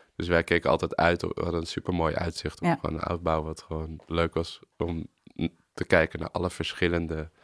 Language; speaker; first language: Dutch; native; Dutch